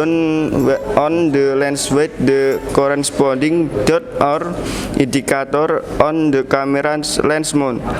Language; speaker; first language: English; non-native, learner; Indonesian